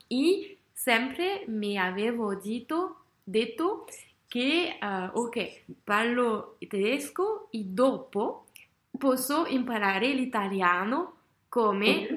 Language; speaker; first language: Italian; non-native, learner; French